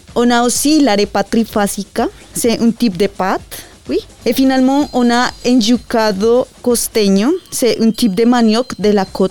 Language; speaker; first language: French; non-native, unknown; Spanish